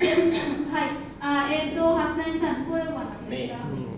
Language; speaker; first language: Japanese; non-native, fluent; Bangla